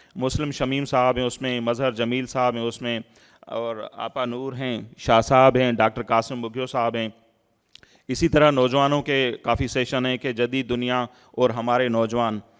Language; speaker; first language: Urdu; non-native, local second language; Sindhi